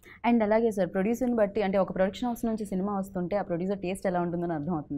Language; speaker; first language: Telugu; native; Telugu